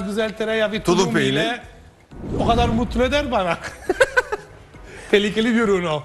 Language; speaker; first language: Turkish; non-native, fluent; Italian